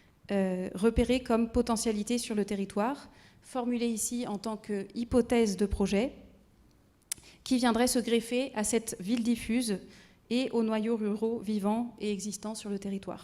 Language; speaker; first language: French; native; French